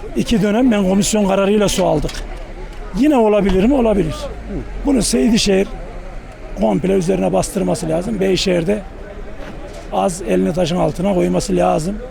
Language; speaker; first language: Turkish; native; Turkish